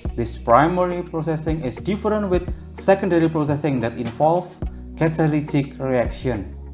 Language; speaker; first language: English; non-native, fluent; Indonesian